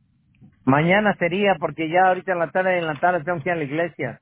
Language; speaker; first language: Spanish; native; Spanish